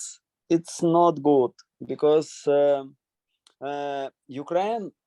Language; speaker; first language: English; non-native, learner; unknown